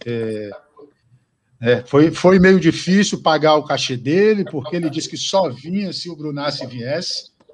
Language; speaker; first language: Portuguese; native; Portuguese